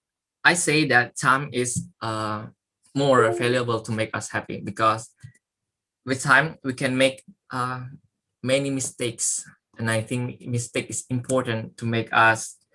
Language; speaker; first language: English; non-native, learner; Indonesian